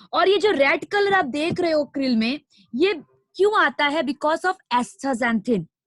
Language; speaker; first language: Hindi; non-native, local second language; Nepali